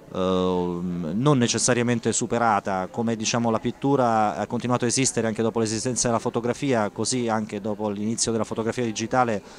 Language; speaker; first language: Italian; native; Italian